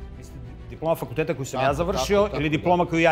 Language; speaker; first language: Serbian; native; Serbian